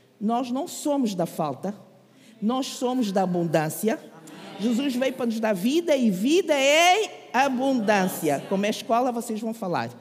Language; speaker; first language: Portuguese; native; Portuguese